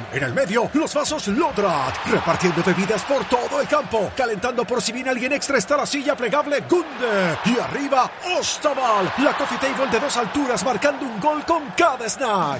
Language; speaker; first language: Spanish; native; Spanish